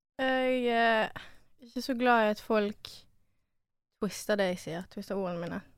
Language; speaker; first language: Norwegian; early bilingual, other home language; French